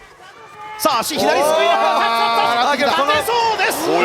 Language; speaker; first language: Japanese; native; Japanese